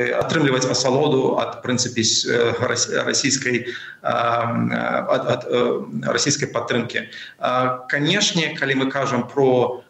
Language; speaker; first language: Belarusian; non-native, local second language; Russian